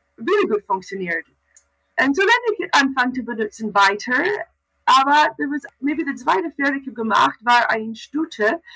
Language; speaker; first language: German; non-native, learner; English